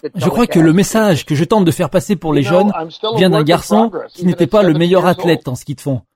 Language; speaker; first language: French; non-native, fluent; English